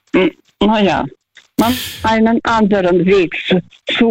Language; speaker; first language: German; non-native, fluent; Russian